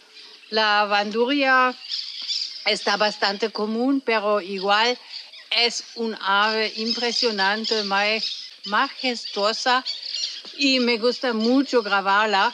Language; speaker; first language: Spanish; non-native, fluent; German